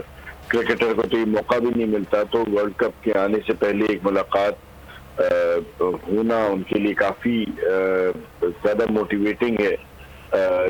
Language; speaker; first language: Urdu; non-native, local second language; Punjabi